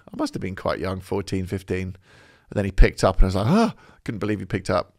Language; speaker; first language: English; native; English